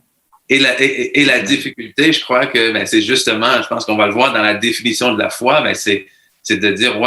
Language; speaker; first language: French; native; French